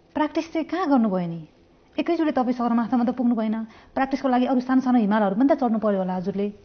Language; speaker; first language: Nepali; native; Nepali